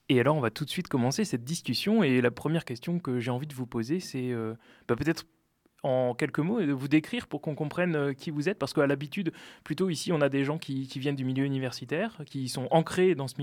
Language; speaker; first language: French; native; French